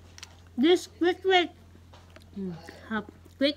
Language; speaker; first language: English; non-native, learner; Cebuano